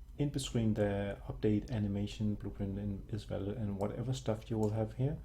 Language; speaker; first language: English; non-native, fluent; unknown